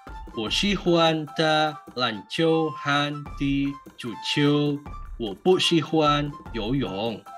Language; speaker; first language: Chinese; non-native, learner; Indonesian